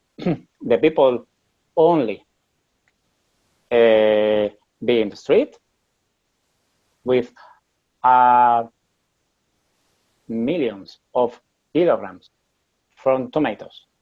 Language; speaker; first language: English; non-native, learner; Spanish